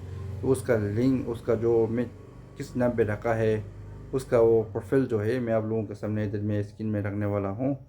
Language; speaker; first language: Hindi; non-native, fluent; Tibetan